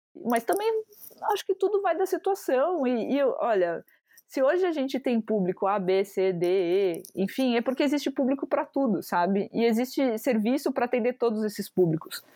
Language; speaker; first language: Portuguese; native; Portuguese